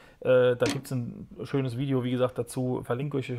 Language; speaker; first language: German; native; German